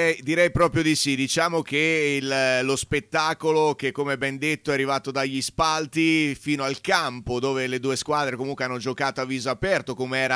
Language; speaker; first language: Italian; native; Italian